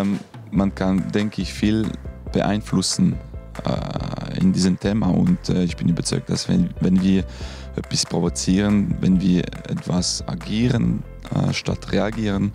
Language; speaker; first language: German; non-native, local second language; French